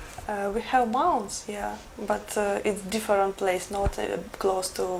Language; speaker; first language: English; non-native, learner; Ukrainian